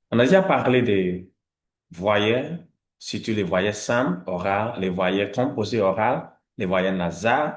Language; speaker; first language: French; non-native, fluent; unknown